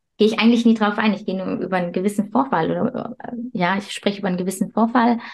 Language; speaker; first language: German; early bilingual, other home language; Turkish